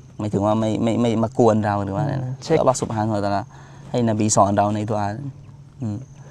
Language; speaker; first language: Thai; non-native, local second language; Malay